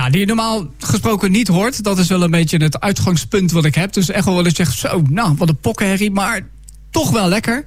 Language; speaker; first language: Dutch; native; Dutch